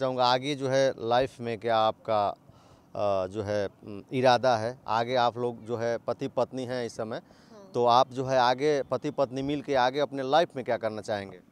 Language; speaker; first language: Hindi; native; Hindi